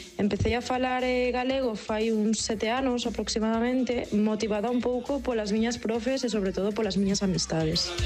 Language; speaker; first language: Galician; non-native, local second language; Spanish